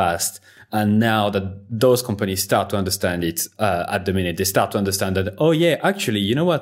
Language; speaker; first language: English; non-native, fluent; French